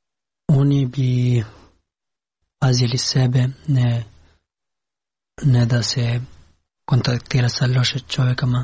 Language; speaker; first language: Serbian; non-native, learner; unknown